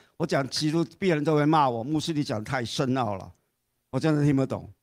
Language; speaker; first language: Chinese; non-native, fluent; Cantonese